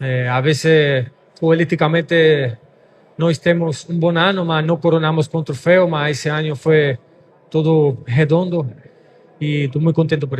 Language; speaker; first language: Portuguese; non-native, fluent; Spanish